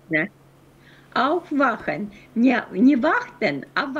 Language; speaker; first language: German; non-native, fluent; Russian